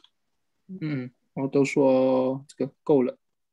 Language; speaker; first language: Chinese; non-native, fluent; Indonesian